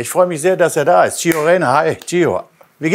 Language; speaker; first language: German; native; German